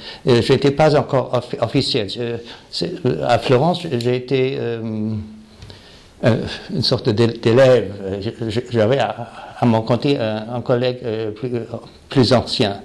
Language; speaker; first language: French; non-native, fluent; German